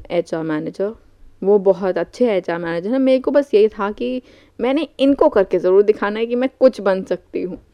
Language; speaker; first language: Hindi; native; Hindi